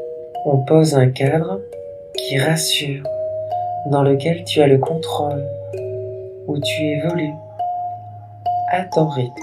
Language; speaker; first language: French; native; French